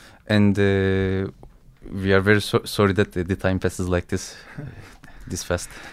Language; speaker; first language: English; non-native, fluent; Turkish